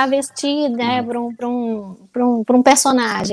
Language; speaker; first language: Portuguese; native; Portuguese